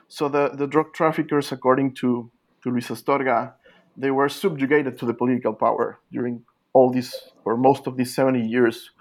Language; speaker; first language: English; non-native, fluent; Spanish